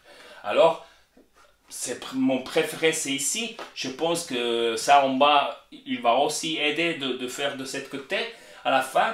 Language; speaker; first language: French; non-native, learner; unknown